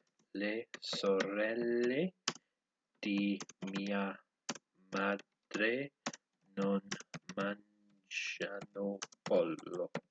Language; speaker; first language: Italian; non-native, learner; English